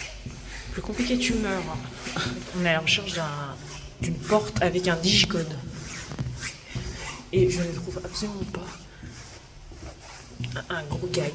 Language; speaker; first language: French; native; French